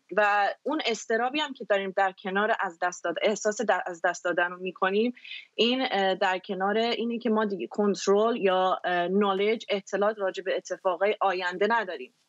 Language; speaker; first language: Persian; early bilingual, heritage; Persian